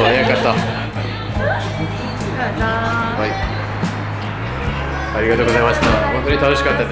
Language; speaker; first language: Japanese; non-native, learner; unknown